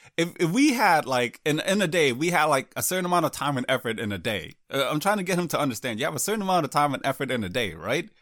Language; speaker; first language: English; native; English